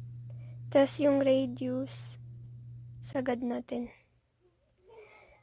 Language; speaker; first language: Filipino; native; Filipino